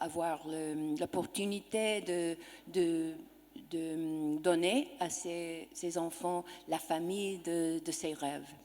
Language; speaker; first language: French; non-native, learner; English